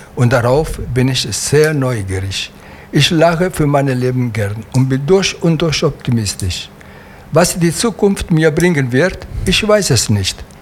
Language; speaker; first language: German; non-native, fluent; Italian